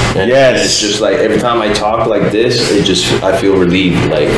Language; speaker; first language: English; native; English